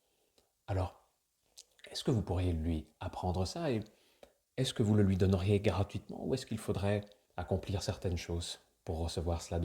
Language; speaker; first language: French; native; French